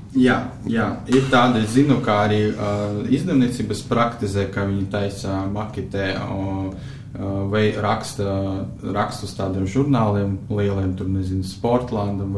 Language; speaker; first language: Latvian; non-native, local second language; Russian